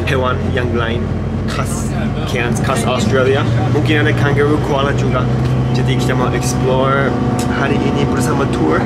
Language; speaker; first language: Indonesian; non-native, fluent; Japanese